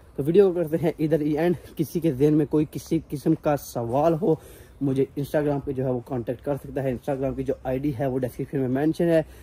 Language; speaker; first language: Urdu; non-native, local second language; Punjabi